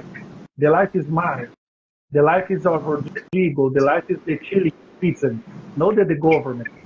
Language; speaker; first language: English; non-native, learner; Portuguese